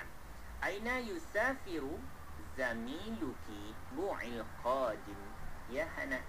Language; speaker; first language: Arabic; non-native, fluent; Malay